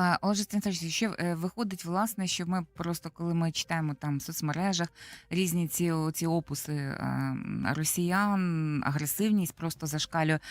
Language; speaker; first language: Ukrainian; native; Ukrainian